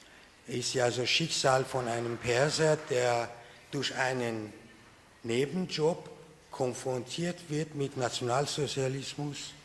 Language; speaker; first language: German; non-native, fluent; Persian